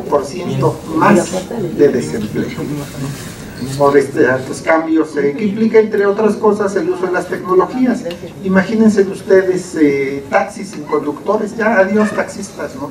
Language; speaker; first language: Spanish; native; Spanish